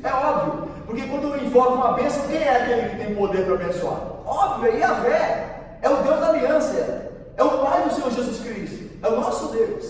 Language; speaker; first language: Portuguese; native; Portuguese